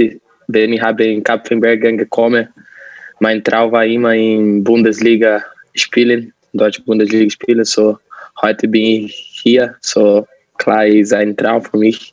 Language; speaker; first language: German; non-native, learner; Portuguese